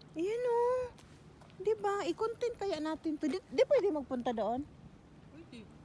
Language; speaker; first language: Filipino; non-native, local second language; Cebuano